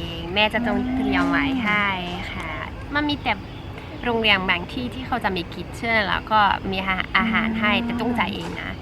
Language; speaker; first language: Thai; non-native, fluent; Dutch